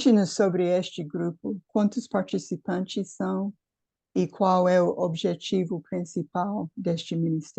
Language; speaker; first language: Portuguese; non-native, fluent; English